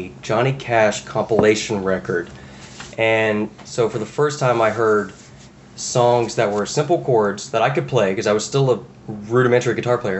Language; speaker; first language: English; native; English